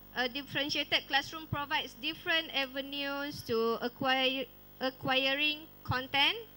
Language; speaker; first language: English; non-native, local second language; Malay